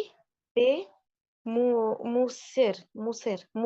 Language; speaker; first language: Spanish; non-native, learner; Bangla